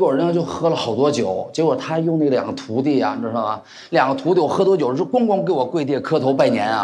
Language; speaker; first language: Chinese; native; Chinese